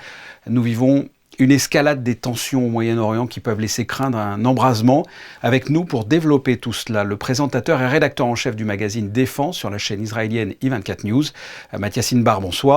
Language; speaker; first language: French; native; French